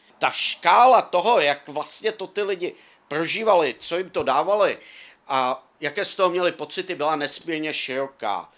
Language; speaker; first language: Czech; native; Czech